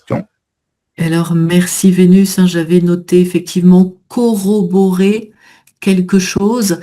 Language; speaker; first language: French; native; French